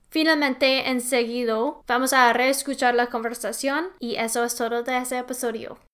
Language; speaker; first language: Spanish; non-native, learner; English